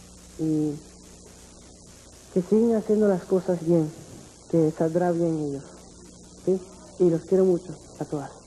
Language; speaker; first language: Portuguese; non-native, learner; Spanish